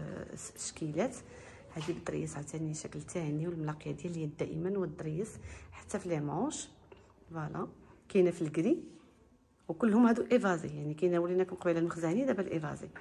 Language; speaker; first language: Arabic; native; Arabic